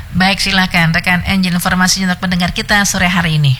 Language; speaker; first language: Indonesian; native; Indonesian